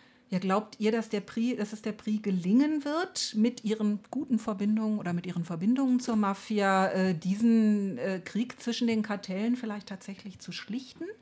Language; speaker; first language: German; native; German